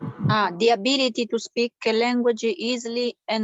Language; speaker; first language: English; non-native, learner; Italian